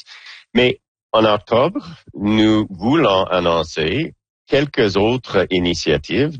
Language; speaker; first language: French; non-native, fluent; English